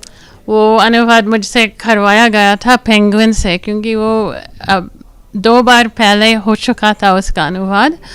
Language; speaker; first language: Hindi; non-native, fluent; English